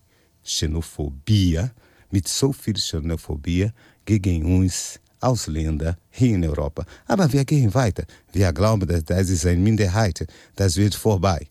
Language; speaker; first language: German; non-native, fluent; Portuguese